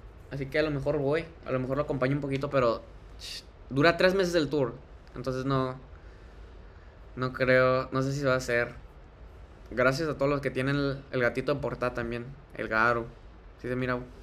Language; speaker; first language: Spanish; early bilingual, heritage; Spanish